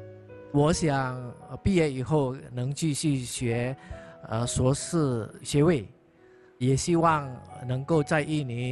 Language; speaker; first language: Chinese; non-native, fluent; Indonesian